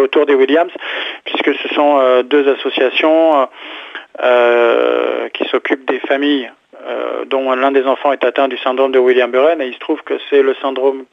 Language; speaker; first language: French; native; French